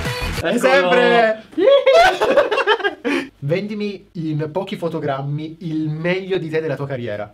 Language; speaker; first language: Italian; native; Italian